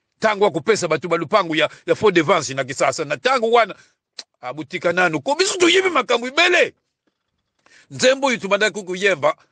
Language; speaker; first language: Lingala; non-native, local second language; Kongo